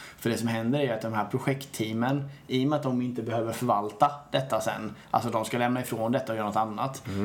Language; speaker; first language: Swedish; native; Swedish